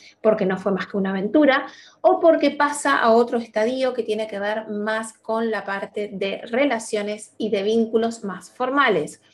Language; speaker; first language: Spanish; native; Spanish